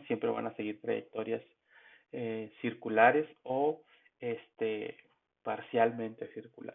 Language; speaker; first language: Spanish; native; Spanish